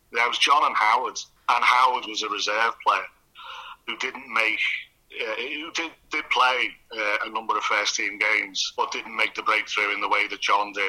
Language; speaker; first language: English; native; English